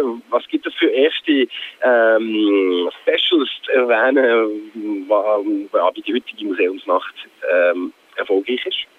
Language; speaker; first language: German; native; German